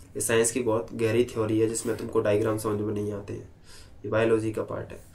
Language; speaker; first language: Hindi; native; Hindi